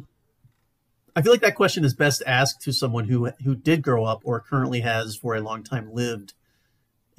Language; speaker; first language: English; native; English